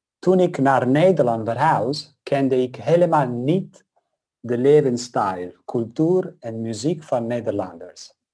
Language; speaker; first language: Dutch; non-native, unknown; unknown